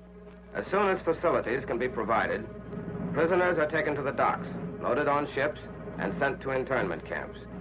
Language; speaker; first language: English; native; English